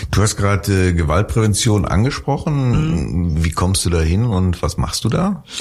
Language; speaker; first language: German; native; German